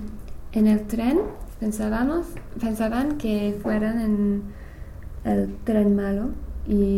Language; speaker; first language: Spanish; non-native, learner; English